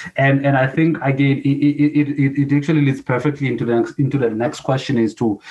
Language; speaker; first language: English; non-native, local second language; Southern Sotho